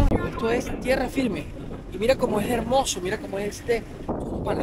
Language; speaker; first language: Spanish; native; Spanish